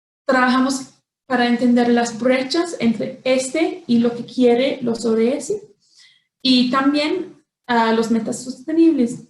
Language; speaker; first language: Spanish; non-native, fluent; English